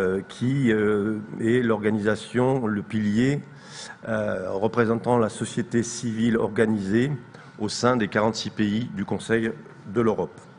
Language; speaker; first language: French; native; French